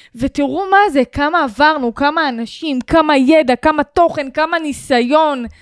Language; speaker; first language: Hebrew; native; Hebrew